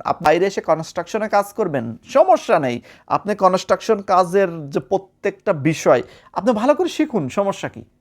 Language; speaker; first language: Bangla; native; Bangla